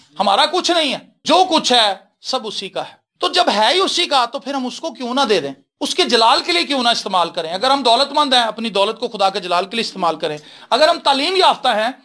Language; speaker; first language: Urdu; non-native, local second language; Punjabi